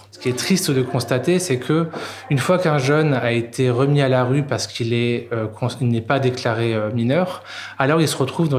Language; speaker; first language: French; native; French